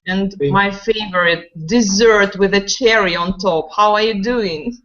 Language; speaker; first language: English; non-native, fluent; Russian